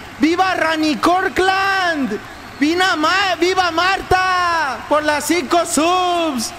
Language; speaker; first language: Spanish; native; Spanish